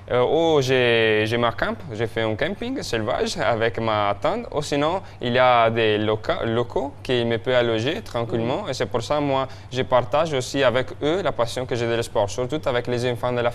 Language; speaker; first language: French; non-native, fluent; Italian